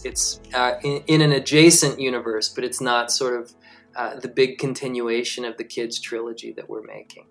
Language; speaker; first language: English; native; English